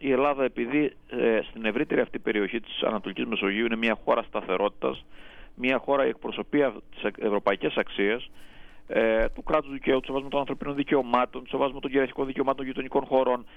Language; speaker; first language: Greek; native; Greek